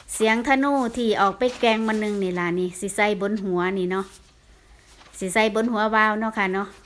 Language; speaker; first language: Thai; native; Thai